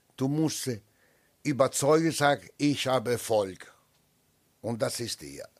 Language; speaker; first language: German; non-native, learner; Italian